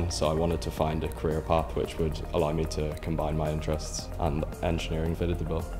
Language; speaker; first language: English; native; English